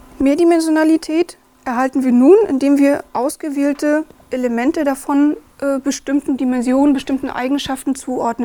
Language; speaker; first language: German; native; German